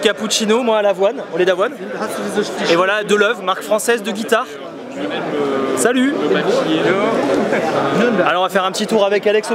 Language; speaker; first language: French; native; French